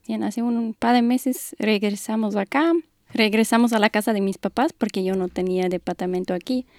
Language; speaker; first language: Spanish; non-native, fluent; German